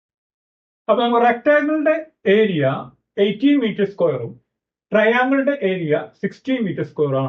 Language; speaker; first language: Malayalam; native; Malayalam